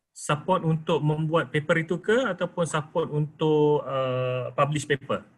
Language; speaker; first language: Malay; native; Malay